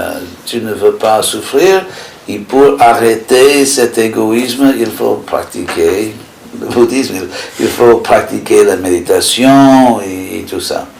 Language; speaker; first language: French; non-native, fluent; English